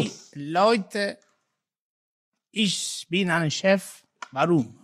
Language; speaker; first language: German; non-native, learner; Italian